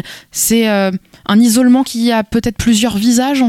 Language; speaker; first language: French; native; French